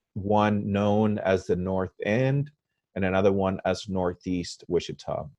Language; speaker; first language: English; non-native, fluent; Spanish